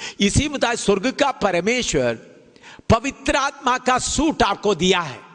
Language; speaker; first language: Hindi; non-native, local second language; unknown